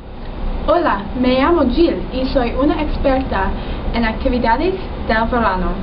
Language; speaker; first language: Spanish; non-native, learner; English